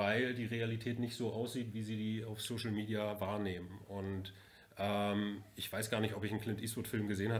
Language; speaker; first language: German; native; German